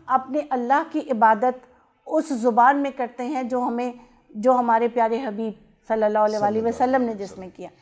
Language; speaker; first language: Urdu; non-native, local second language; Punjabi